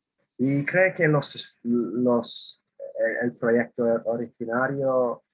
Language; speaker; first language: Spanish; non-native, fluent; English